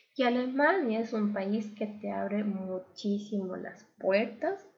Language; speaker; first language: Spanish; native; Spanish